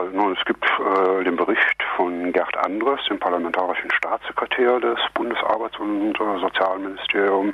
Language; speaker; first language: German; native; German